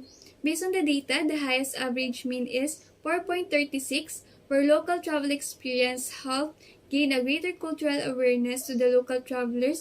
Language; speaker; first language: English; non-native, local second language; Filipino